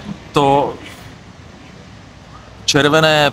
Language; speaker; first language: Russian; non-native, learner; Czech